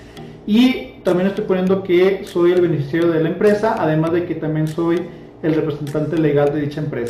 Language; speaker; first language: Spanish; native; Spanish